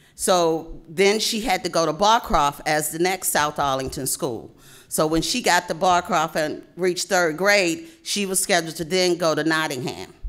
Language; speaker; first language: English; native; English